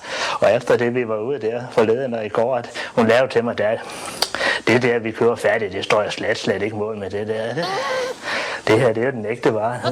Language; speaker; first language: Danish; native; Danish